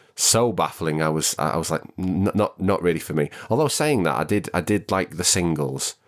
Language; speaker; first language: English; native; English